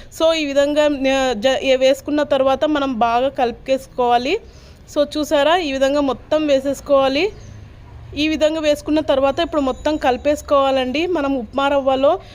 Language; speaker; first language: Telugu; non-native, local second language; Urdu